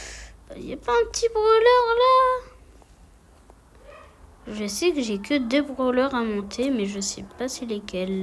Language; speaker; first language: French; native; French